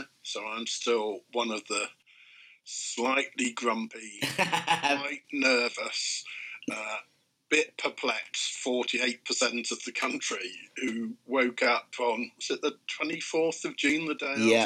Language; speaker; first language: English; native; English